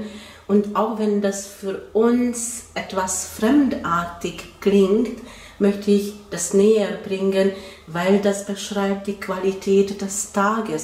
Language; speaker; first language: German; non-native, fluent; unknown